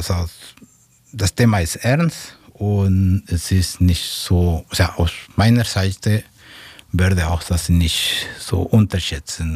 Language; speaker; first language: German; non-native, fluent; Spanish